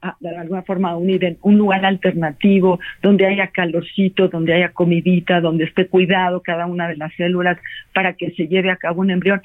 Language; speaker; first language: Spanish; native; Spanish